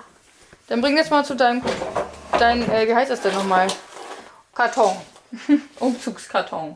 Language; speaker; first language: German; native; German